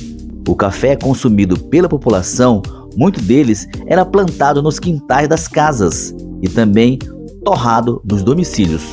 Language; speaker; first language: Portuguese; native; Portuguese